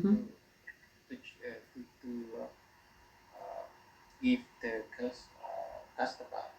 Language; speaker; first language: English; non-native, learner; Vietnamese